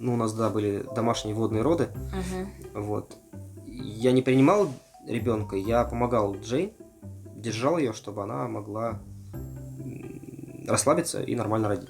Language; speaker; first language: Russian; native; Russian